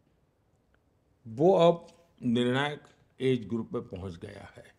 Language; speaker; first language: Hindi; non-native, local second language; Gujarati